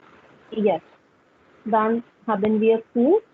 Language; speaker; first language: German; non-native, learner; Hindi